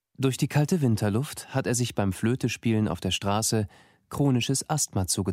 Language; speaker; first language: German; native; German